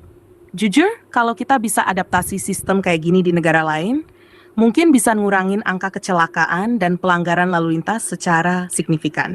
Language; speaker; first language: Indonesian; native; Indonesian